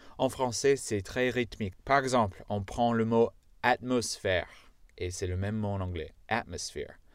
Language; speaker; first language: French; non-native, fluent; English